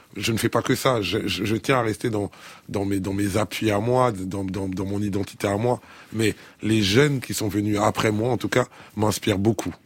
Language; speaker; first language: French; early bilingual, other home language; Lingala